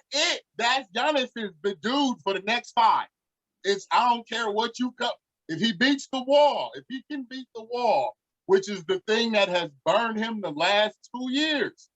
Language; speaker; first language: English; native; English